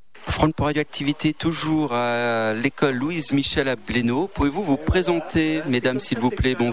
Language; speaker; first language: French; native; French